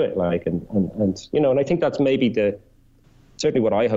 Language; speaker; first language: English; native; English